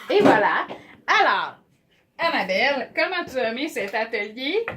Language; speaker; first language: French; native; French